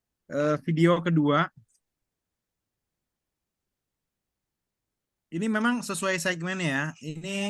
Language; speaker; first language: Indonesian; native; Indonesian